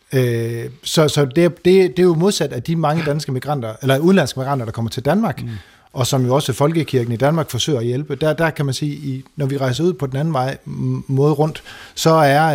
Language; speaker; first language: Danish; native; Danish